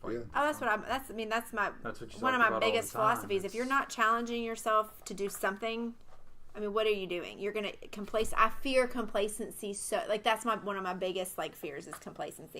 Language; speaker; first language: English; native; English